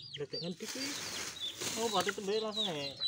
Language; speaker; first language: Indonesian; non-native, local second language; Javanese